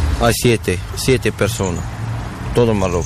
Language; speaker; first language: Spanish; non-native, learner; Arabic